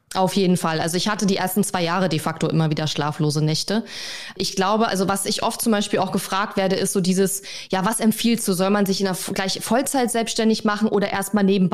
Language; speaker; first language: German; native; German